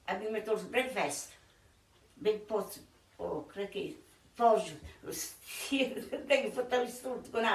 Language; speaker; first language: English; non-native, learner; Italian